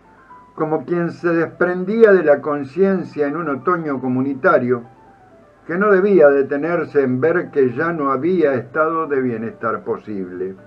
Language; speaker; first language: Spanish; native; Spanish